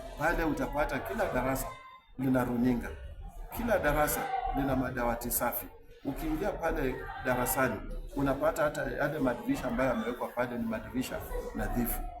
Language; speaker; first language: Swahili; non-native, local second language; Luyia